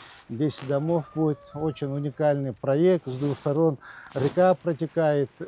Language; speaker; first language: Russian; non-native, local second language; Kyrgyz